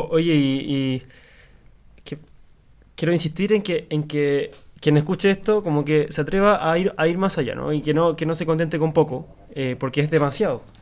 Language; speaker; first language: Spanish; native; Spanish